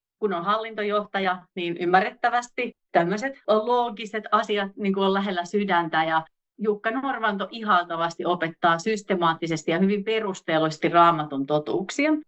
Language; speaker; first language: Finnish; native; Finnish